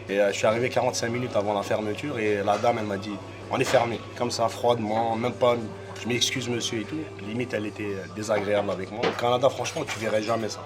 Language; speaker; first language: French; non-native, local second language; Arabic